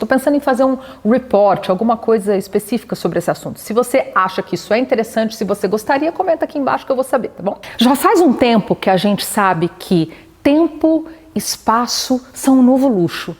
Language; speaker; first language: Portuguese; native; Portuguese